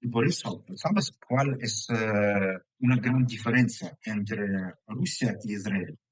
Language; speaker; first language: Spanish; non-native, fluent; Ukrainian